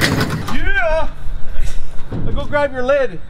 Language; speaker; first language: English; native; English